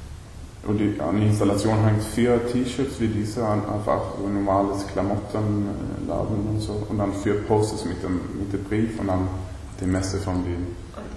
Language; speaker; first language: German; non-native, learner; Swedish